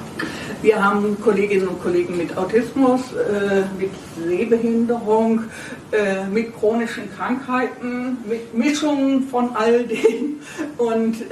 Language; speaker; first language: German; native; German